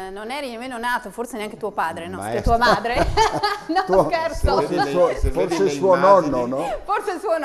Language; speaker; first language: Italian; native; Italian